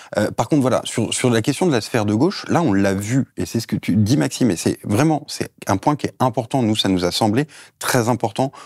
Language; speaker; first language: French; native; French